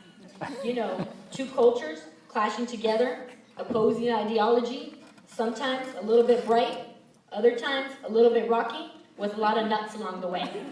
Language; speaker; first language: English; early bilingual, other home language; Spanish